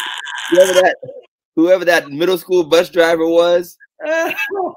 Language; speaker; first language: English; native; English